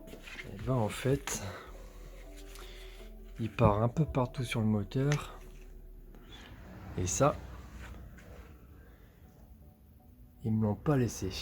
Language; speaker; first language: French; native; French